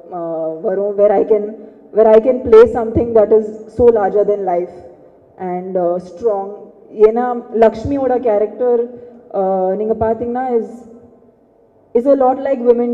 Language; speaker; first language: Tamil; non-native, fluent; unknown